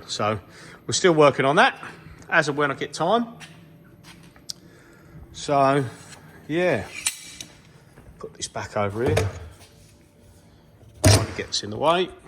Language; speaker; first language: English; native; English